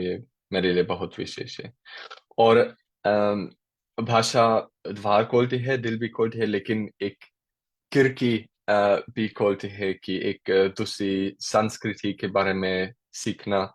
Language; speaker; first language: Hindi; non-native, learner; German